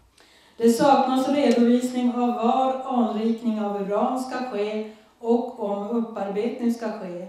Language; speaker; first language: Swedish; native; Swedish